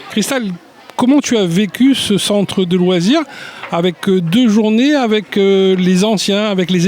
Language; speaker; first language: French; native; French